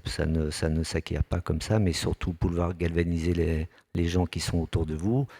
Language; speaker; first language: French; native; French